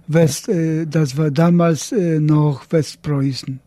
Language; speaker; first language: German; non-native, learner; Polish